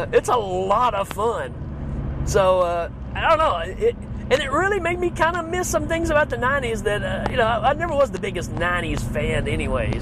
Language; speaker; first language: English; native; English